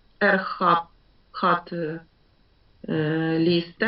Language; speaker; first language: German; non-native, learner; Ukrainian